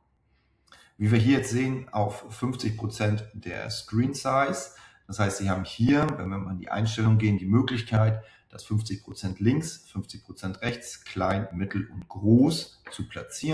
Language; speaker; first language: German; native; German